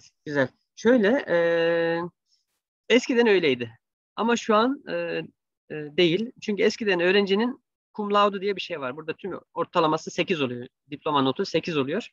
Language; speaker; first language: Turkish; native; Turkish